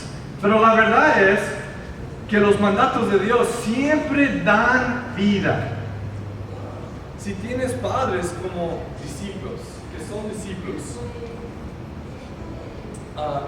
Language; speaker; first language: Spanish; early bilingual, heritage; Spanish